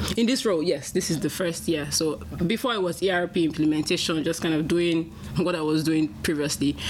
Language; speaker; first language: English; non-native, local second language; Yoruba